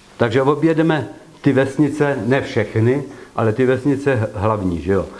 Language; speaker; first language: Czech; early bilingual, heritage; Czech